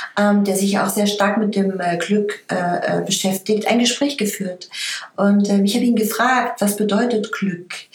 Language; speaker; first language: German; native; German